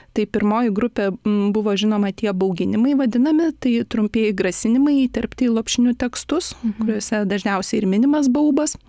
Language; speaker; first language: Lithuanian; native; Lithuanian